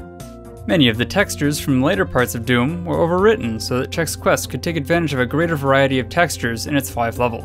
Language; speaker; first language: English; native; English